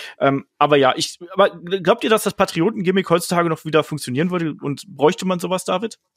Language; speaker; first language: German; native; German